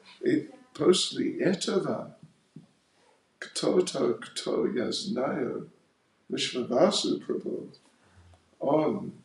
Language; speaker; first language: Russian; non-native, learner; English